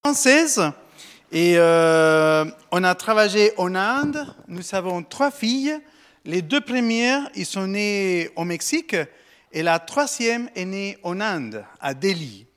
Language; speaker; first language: French; non-native, fluent; Spanish